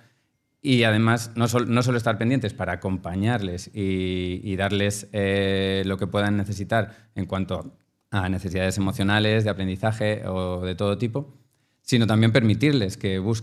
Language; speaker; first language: Spanish; native; Spanish